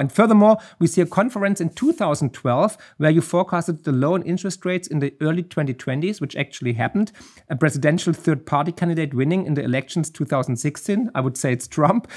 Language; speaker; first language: English; non-native, fluent; German